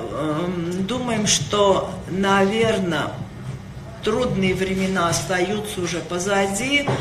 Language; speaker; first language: Russian; non-native, local second language; Armenian